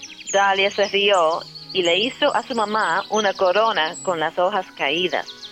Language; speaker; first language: Spanish; early bilingual, heritage; Spanish